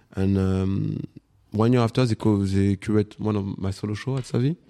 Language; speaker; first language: English; non-native, fluent; French